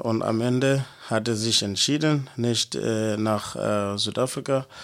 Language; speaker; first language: German; non-native, fluent; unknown